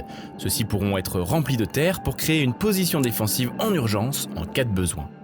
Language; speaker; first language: French; native; French